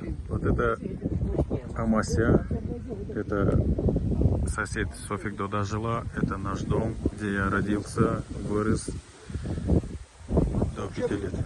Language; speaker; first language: Russian; non-native, local second language; Azerbaijani